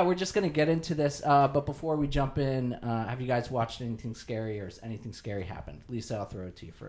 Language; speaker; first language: English; native; English